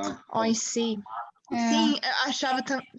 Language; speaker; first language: Portuguese; non-native, fluent; English